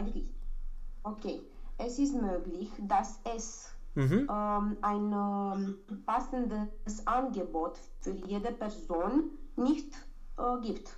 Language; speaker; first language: German; non-native, learner; Romanian